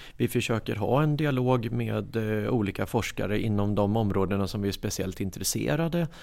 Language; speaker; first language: Swedish; native; Swedish